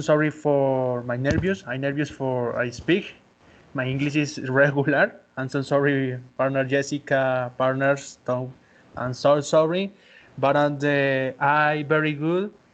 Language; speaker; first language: English; non-native, learner; Spanish